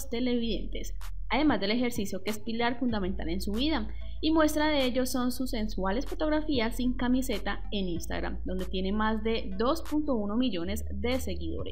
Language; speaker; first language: Spanish; native; Spanish